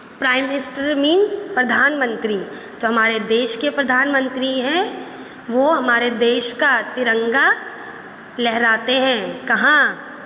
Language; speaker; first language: Hindi; native; Hindi